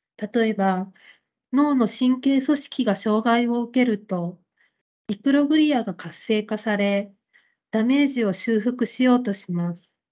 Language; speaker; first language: Japanese; native; Japanese